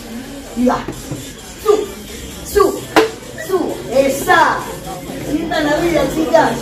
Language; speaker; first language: Spanish; native; Spanish